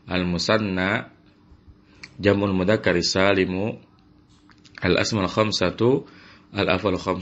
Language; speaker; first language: Arabic; non-native, fluent; Indonesian